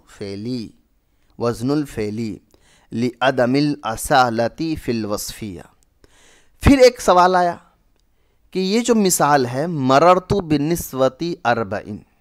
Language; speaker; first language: Hindi; native; Hindi